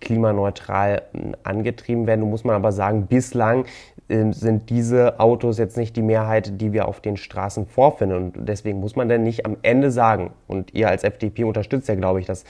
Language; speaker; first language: German; native; German